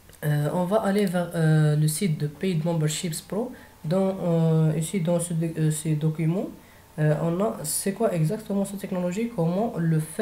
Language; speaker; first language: French; non-native, fluent; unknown